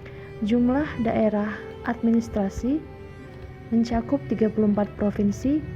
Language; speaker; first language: Indonesian; native; Indonesian